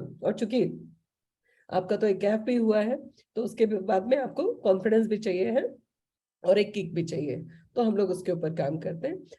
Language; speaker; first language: Hindi; native; Hindi